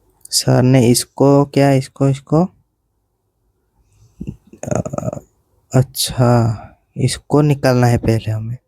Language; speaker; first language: Hindi; native; Hindi